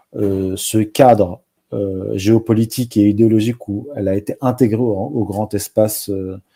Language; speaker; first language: French; non-native, local second language; Arabic